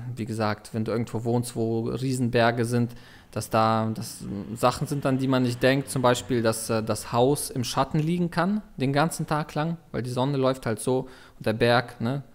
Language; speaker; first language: German; non-native, fluent; Russian